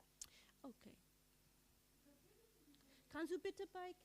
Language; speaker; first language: German; non-native, learner; English